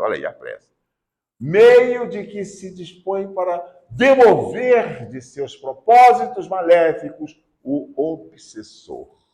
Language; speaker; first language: Portuguese; native; Portuguese